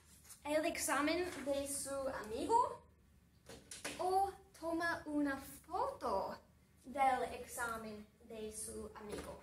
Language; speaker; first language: Spanish; non-native, fluent; English